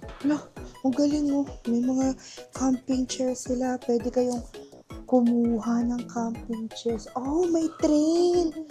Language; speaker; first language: Filipino; native; Filipino